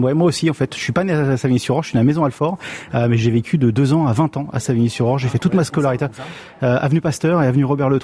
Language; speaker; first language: French; native; French